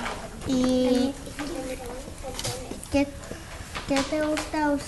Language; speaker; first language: Spanish; early bilingual, other home language; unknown